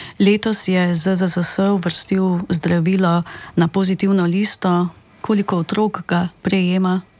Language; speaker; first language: Slovenian; native; Slovenian